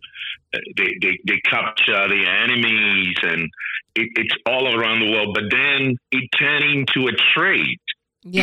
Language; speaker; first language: English; non-native, local second language; Akan